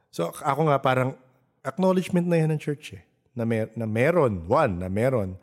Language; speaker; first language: Filipino; native; Filipino